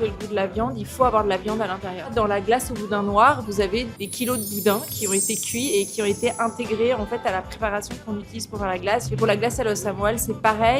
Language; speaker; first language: French; native; French